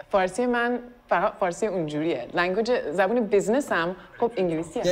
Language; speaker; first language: Persian; early bilingual, other home language; English